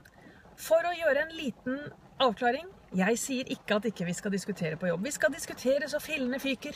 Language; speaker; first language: Norwegian; native; Norwegian